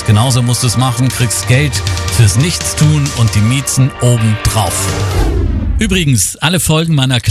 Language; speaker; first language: German; native; German